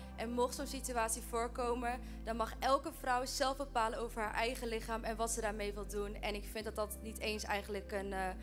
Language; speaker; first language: Dutch; non-native, fluent; Portuguese